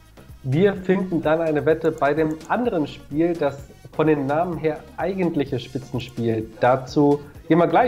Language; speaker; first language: German; native; German